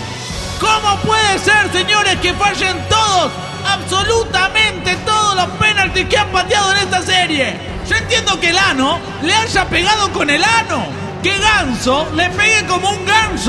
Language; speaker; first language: Spanish; native; Spanish